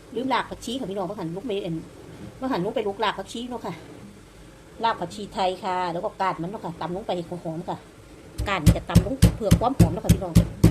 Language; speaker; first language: Thai; native; Thai